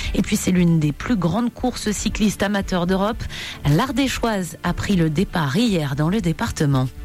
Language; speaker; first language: French; native; French